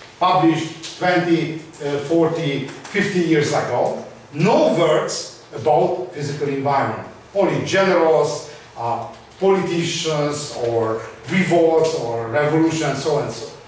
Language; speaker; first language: English; non-native, learner; Hungarian